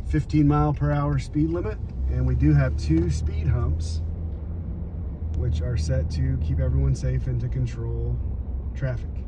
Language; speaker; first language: English; native; English